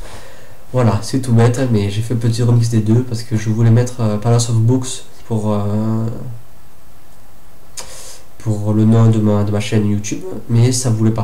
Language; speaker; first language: French; native; French